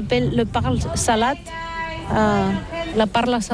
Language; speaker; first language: French; non-native, learner; Catalan